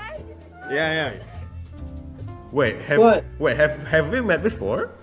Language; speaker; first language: English; non-native, fluent; Indonesian